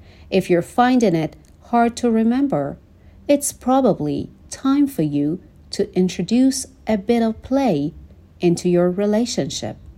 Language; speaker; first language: English; non-native, fluent; Persian